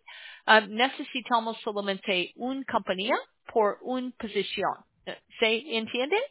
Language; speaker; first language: Spanish; non-native, learner; English